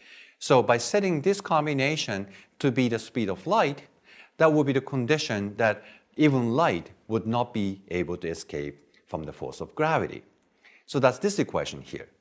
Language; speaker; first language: English; non-native, fluent; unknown